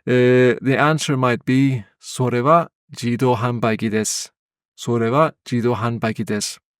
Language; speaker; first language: Japanese; non-native, fluent; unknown